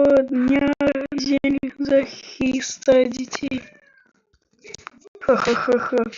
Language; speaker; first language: Russian; native; Russian